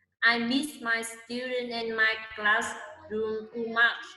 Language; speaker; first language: English; non-native, learner; Vietnamese